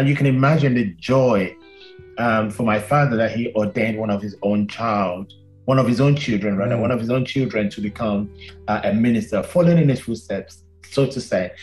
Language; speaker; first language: English; non-native, local second language; Yoruba